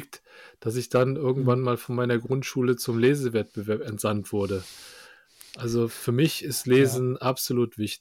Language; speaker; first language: German; early bilingual, other home language; Korean